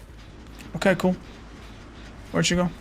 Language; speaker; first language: English; native; English